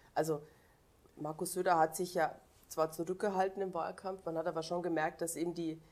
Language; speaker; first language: German; native; German